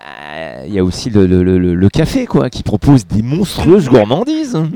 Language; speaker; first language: French; native; French